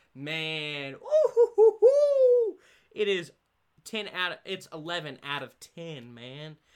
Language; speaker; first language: English; native; English